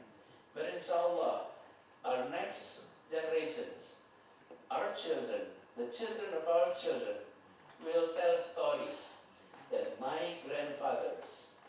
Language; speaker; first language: English; non-native, fluent; Indonesian